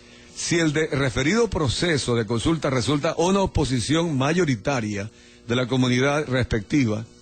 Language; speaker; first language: Spanish; native; Spanish